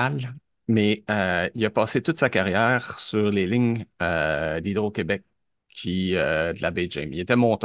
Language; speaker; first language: French; native; French